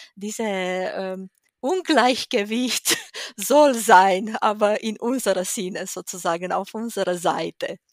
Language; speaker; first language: German; non-native, fluent; Romanian